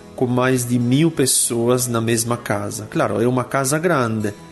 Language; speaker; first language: Portuguese; non-native, fluent; Italian